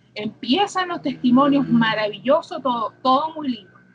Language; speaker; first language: Spanish; native; Spanish